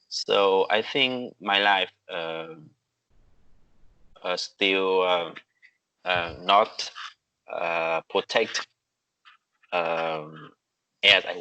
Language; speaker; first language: English; non-native, learner; Vietnamese